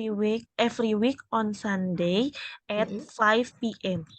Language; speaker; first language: English; non-native, learner; Indonesian